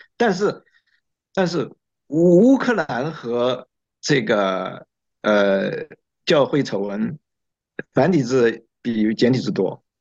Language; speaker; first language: Chinese; native; Chinese